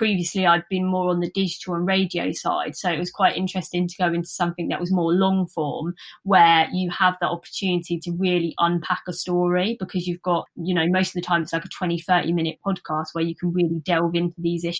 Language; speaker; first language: English; native; English